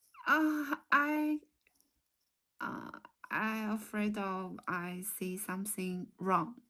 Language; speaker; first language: English; non-native, learner; Chinese